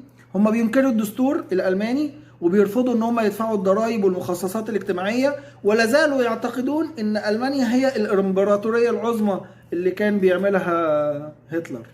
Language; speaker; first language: Arabic; native; Arabic